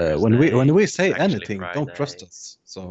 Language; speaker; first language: English; non-native, fluent; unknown